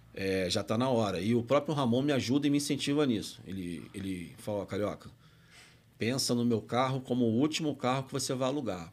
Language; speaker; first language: Portuguese; native; Portuguese